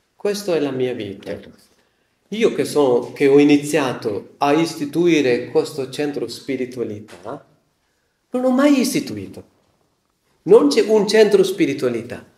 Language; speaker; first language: Italian; non-native, fluent; Malayalam